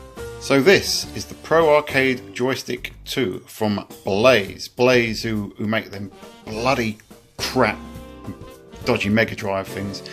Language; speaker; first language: English; native; English